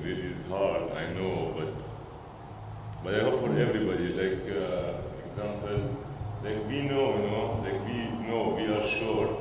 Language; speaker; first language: English; non-native, learner; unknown